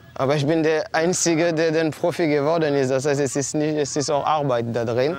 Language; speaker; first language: German; non-native, fluent; French